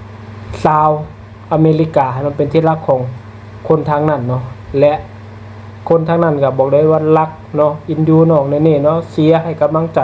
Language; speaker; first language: Thai; non-native, local second language; Lao